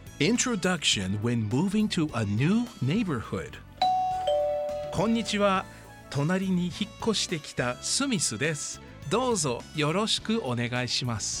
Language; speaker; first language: Japanese; non-native, fluent; English